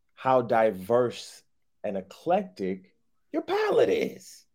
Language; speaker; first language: English; native; English